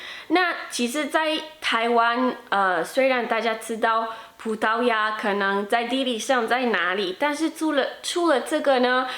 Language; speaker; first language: Chinese; non-native, fluent; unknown